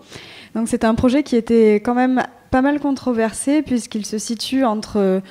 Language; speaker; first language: French; native; French